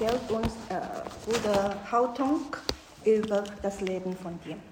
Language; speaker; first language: German; non-native, fluent; Chinese